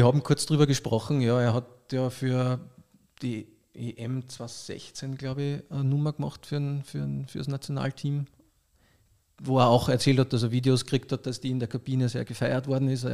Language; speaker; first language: German; native; German